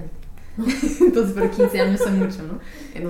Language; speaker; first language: Spanish; non-native, fluent; English